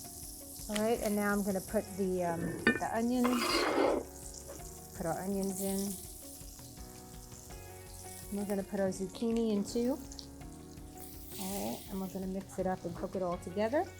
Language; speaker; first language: English; native; English